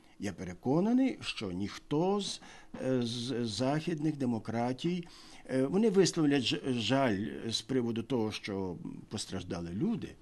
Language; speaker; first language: Ukrainian; native; Ukrainian